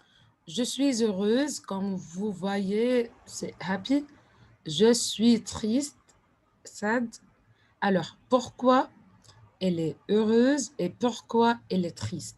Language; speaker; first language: French; non-native, fluent; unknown